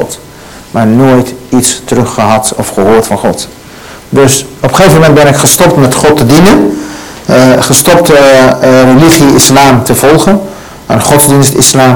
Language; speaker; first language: Dutch; non-native, learner; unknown